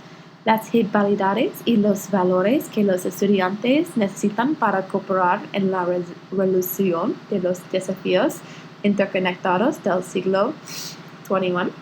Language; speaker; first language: Spanish; non-native, learner; English